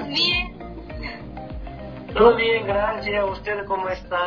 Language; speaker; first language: Spanish; non-native, fluent; Korean